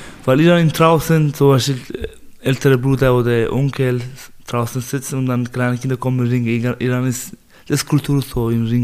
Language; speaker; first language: German; non-native, learner; Persian